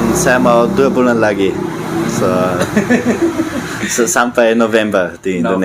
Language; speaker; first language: Indonesian; non-native, learner; German